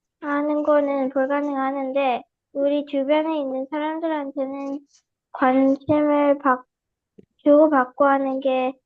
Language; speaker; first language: Korean; early bilingual, heritage; Korean